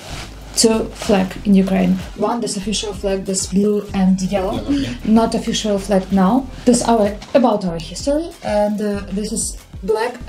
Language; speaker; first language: English; non-native, learner; Ukrainian